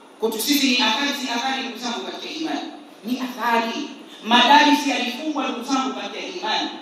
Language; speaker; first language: Swahili; native; Swahili